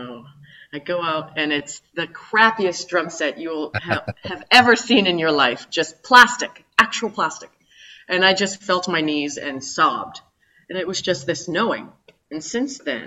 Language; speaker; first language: English; native; English